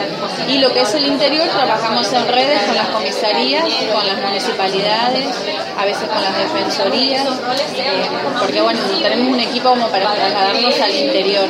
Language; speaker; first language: Spanish; native; Spanish